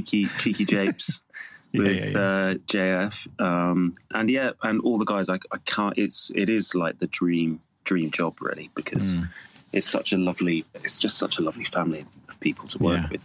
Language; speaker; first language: English; native; English